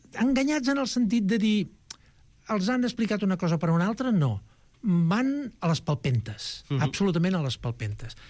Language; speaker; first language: Catalan; native; Catalan